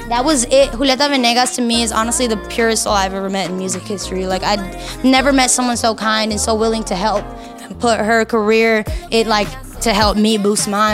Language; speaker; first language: English; early bilingual, other home language; Spanish